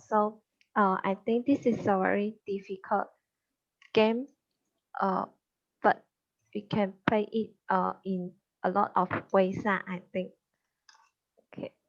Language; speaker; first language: English; non-native, learner; Chinese